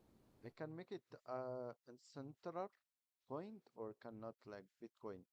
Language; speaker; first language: English; non-native, learner; Arabic